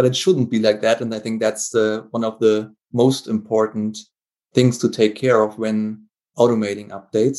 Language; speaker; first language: English; non-native, fluent; German